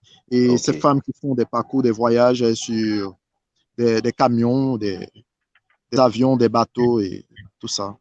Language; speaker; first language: French; non-native, local second language; Haitian Creole